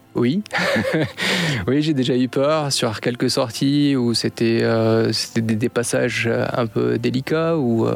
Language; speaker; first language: French; non-native, local second language; Arabic